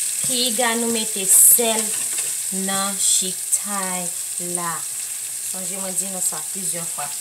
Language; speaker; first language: French; non-native, learner; Haitian Creole